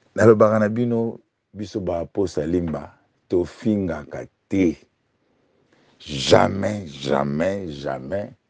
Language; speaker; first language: Lingala; native; Lingala